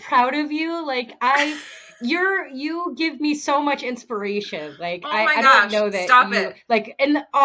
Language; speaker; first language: English; native; English